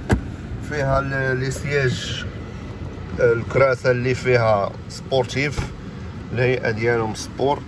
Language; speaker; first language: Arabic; native; Arabic